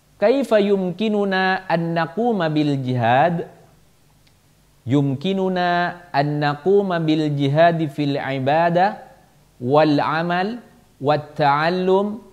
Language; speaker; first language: Arabic; non-native, fluent; Indonesian